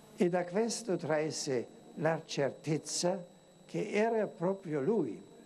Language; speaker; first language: Italian; non-native, fluent; German